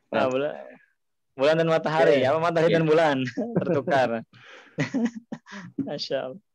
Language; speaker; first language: Indonesian; native; Indonesian